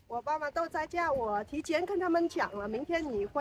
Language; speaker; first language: Chinese; non-native, fluent; Vietnamese